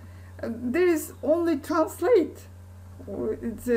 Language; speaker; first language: English; non-native, learner; Kazakh